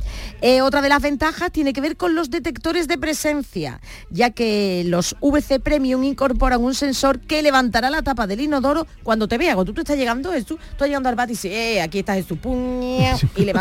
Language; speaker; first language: Spanish; native; Spanish